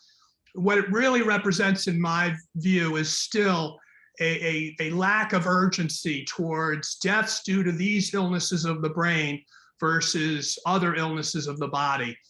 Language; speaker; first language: English; native; English